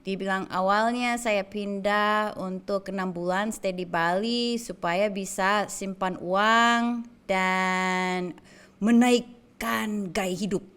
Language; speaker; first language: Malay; non-native, fluent; English